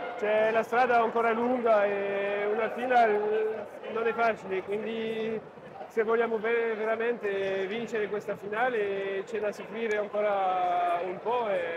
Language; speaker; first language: Italian; non-native, fluent; French